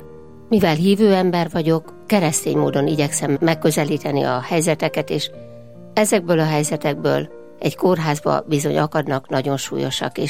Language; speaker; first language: Hungarian; native; Hungarian